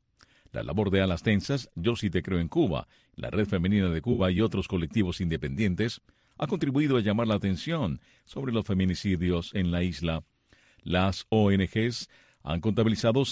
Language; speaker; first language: Spanish; native; Spanish